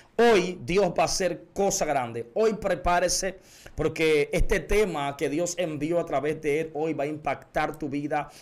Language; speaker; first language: Spanish; native; Spanish